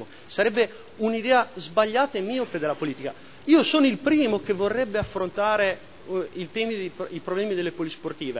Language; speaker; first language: Italian; native; Italian